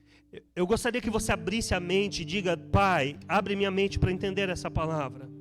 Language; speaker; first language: Portuguese; native; Portuguese